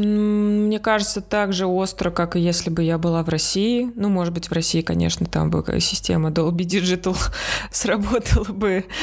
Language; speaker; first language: Russian; native; Russian